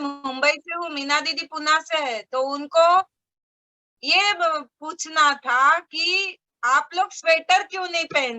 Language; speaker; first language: Hindi; native; Hindi